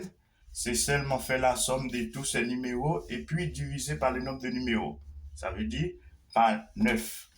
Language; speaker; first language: French; non-native, local second language; Haitian Creole